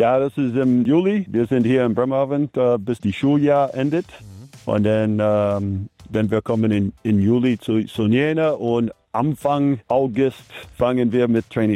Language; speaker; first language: German; non-native, learner; English